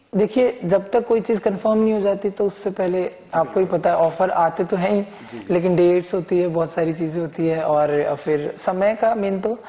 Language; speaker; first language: Hindi; native; Hindi